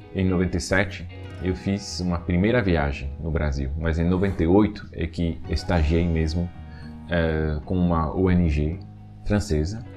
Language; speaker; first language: Portuguese; non-native, fluent; French